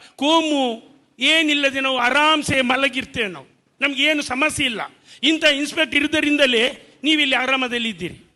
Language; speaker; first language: Kannada; non-native, local second language; Konkani